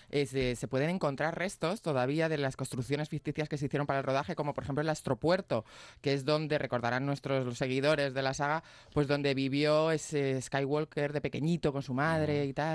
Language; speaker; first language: Spanish; native; Spanish